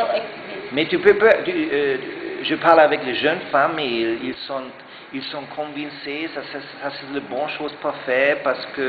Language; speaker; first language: French; non-native, learner; German